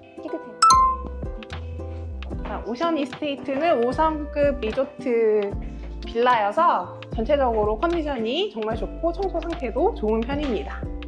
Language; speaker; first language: Korean; native; Korean